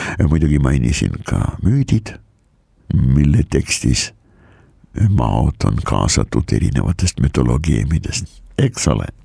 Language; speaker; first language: Estonian; non-native, local second language; Russian